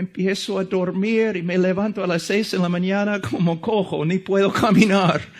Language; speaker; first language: Spanish; non-native, fluent; English